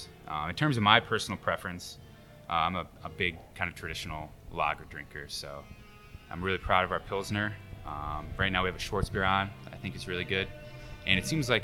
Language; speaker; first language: English; native; English